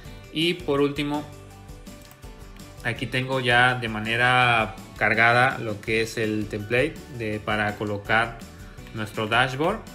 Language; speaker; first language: Spanish; native; Spanish